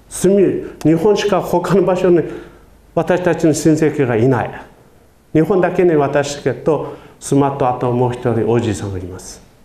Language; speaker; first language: Japanese; non-native, fluent; Uyghur